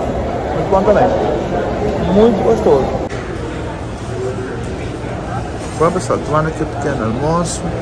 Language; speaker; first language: Portuguese; non-native, learner; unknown